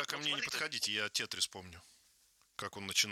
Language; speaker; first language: Russian; native; Russian